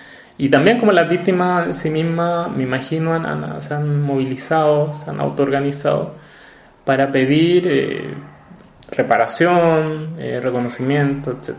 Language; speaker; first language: Spanish; native; Spanish